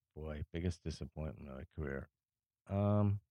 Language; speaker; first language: English; early bilingual, other home language; French